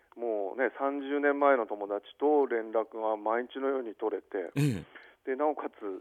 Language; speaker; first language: Japanese; native; Japanese